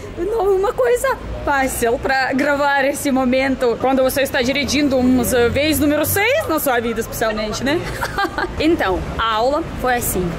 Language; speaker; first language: Portuguese; non-native, fluent; Russian